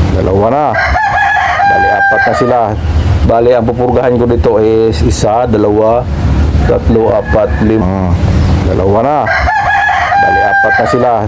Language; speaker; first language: Filipino; non-native, local second language; Cebuano